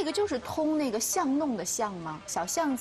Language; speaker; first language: Chinese; native; Chinese